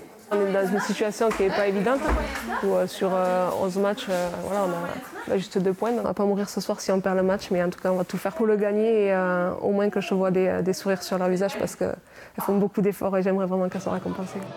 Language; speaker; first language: French; native; French